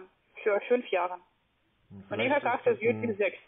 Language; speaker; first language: German; non-native, fluent; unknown